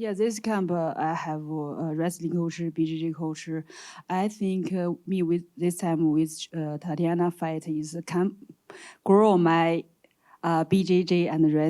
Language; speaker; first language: English; non-native, learner; Chinese